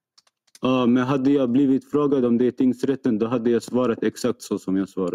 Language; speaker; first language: Swedish; non-native, fluent; Arabic